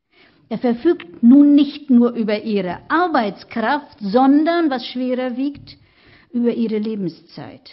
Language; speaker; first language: German; native; German